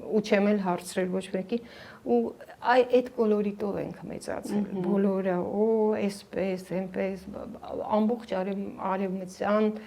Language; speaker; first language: Armenian; native; Armenian